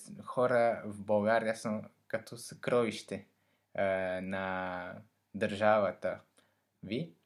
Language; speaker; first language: Bulgarian; non-native, learner; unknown